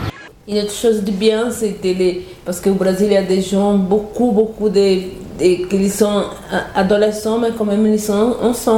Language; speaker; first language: French; non-native, learner; Portuguese